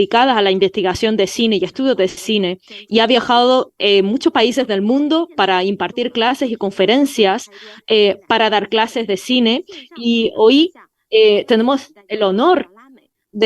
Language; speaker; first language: Spanish; non-native, fluent; Chinese